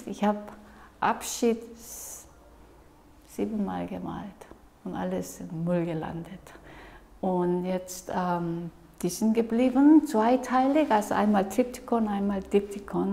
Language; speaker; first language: German; non-native, fluent; Korean